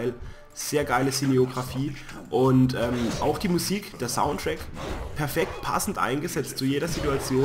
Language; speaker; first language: German; native; German